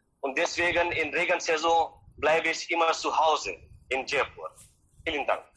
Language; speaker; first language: German; non-native, learner; Hindi